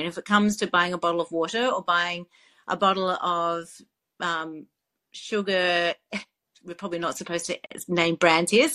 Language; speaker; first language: English; native; English